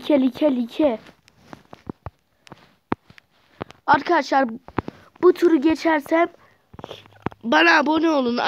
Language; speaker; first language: Turkish; native; Turkish